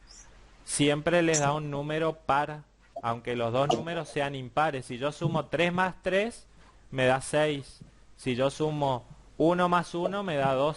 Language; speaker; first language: Spanish; native; Spanish